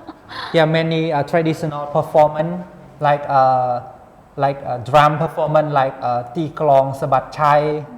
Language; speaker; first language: English; non-native, fluent; Khmer